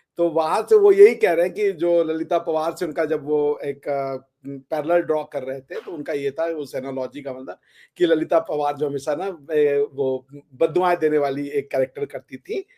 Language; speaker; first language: Hindi; native; Hindi